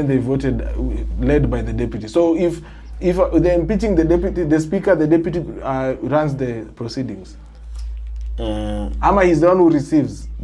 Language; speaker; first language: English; non-native, local second language; Swahili